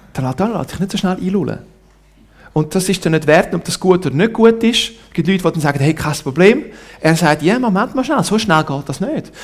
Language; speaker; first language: German; non-native, local second language; Italian